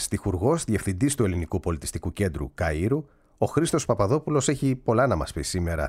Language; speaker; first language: Greek; native; Greek